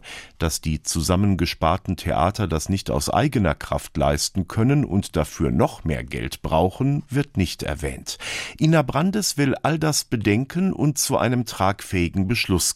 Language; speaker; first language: German; native; German